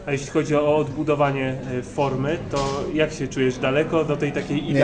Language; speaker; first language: Polish; native; Polish